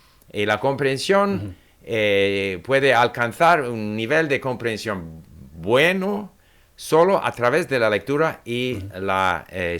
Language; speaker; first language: Spanish; non-native, fluent; English